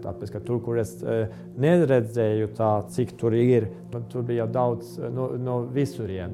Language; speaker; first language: Latvian; non-native, fluent; Estonian